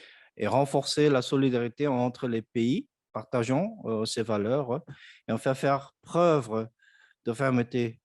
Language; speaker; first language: French; non-native, fluent; Korean